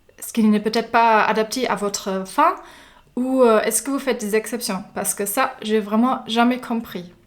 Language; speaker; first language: French; non-native, fluent; German